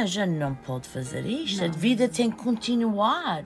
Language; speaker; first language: Portuguese; early bilingual, heritage; Portuguese